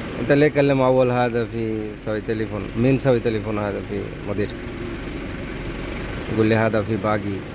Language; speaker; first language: Arabic; non-native, learner; Bangla